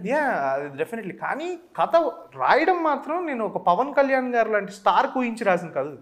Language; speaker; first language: Telugu; native; Telugu